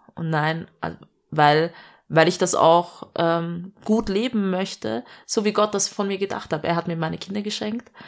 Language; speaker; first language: German; early bilingual, other home language; Malayalam